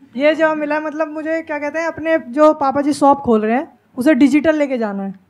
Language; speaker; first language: Hindi; native; Hindi